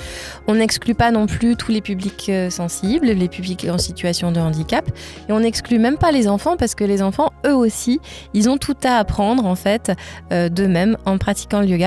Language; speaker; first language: French; native; French